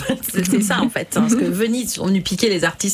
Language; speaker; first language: French; native; French